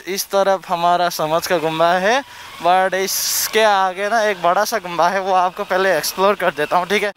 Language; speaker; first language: Hindi; non-native, local second language; Nepali